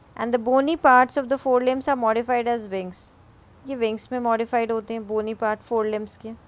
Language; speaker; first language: Hindi; native; Hindi